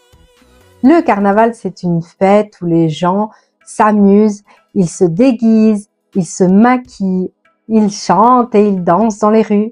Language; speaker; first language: French; non-native, fluent; Italian